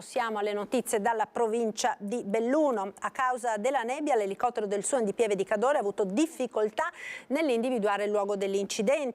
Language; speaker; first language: Italian; native; Italian